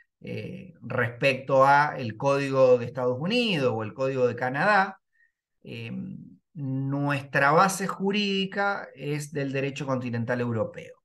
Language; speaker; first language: Spanish; native; Spanish